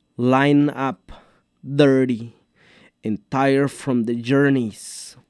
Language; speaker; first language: English; non-native, fluent; Mixtepec Mixtec